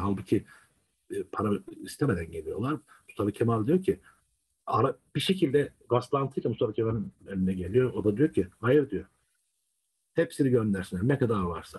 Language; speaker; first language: Turkish; native; Turkish